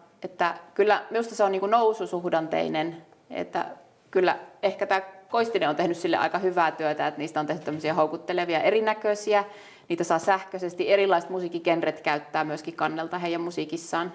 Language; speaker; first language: Finnish; native; Finnish